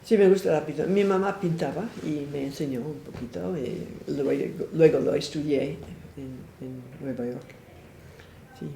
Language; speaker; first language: Spanish; non-native, fluent; English